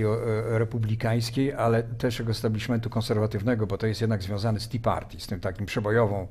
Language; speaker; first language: Polish; native; Polish